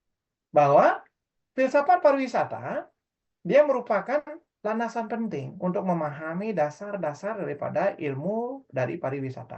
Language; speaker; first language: Indonesian; non-native, local second language; Balinese